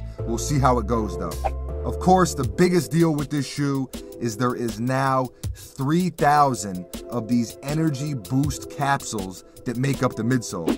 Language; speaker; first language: English; native; English